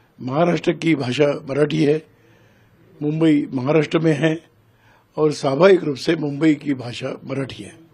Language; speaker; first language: Hindi; non-native, local second language; Marathi